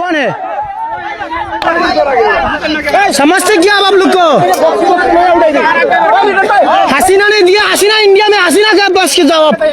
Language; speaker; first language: Hindi; non-native, learner; Bangla